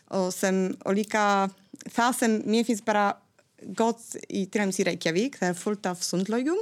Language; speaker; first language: Icelandic; non-native, fluent; Polish